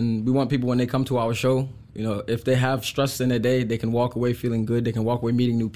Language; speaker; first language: English; native; English